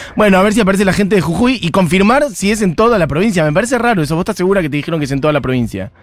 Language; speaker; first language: Spanish; native; Spanish